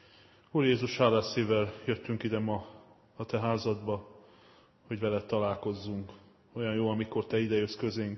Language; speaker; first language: Hungarian; native; Hungarian